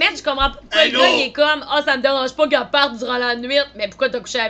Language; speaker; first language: French; native; French